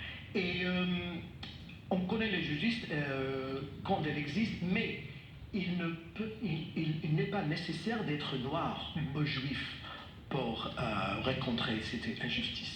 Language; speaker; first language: French; non-native, fluent; English